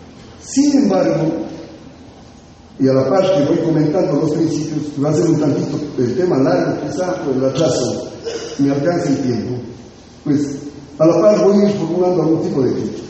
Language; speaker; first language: Spanish; native; Spanish